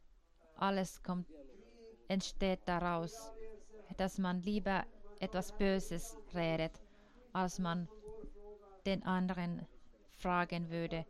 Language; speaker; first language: German; non-native, fluent; Finnish